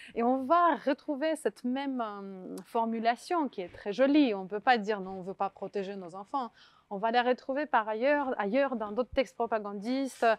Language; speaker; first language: French; non-native, fluent; Russian